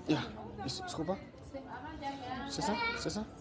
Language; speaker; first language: Portuguese; non-native, learner; Vietnamese